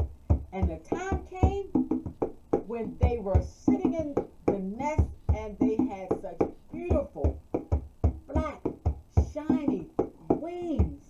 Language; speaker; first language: English; native; English